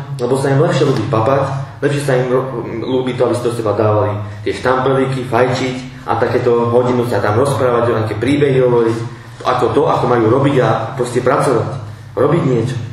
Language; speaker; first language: Slovak; non-native, local second language; Romany